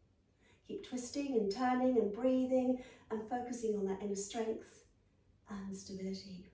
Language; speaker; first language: English; native; English